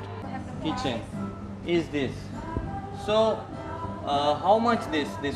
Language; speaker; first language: English; non-native, learner; Urdu